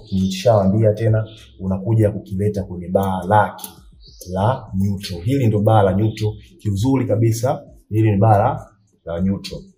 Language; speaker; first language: Swahili; native; Swahili